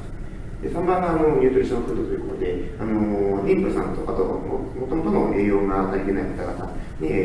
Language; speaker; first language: Japanese; native; Japanese